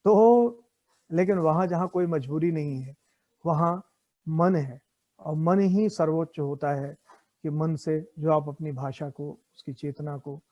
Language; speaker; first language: Hindi; native; Hindi